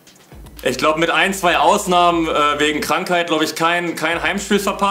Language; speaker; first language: German; native; German